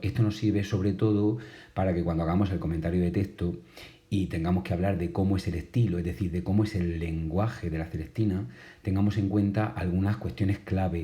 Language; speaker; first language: Spanish; native; Spanish